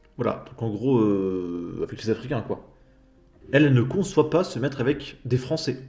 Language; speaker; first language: French; native; French